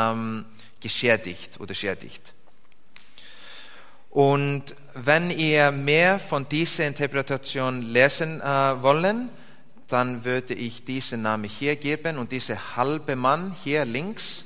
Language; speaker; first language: German; non-native, fluent; Icelandic